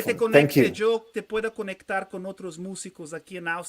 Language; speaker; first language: Spanish; non-native, fluent; Portuguese